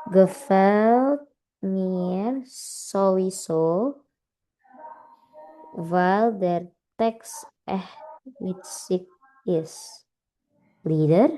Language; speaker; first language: German; non-native, learner; Indonesian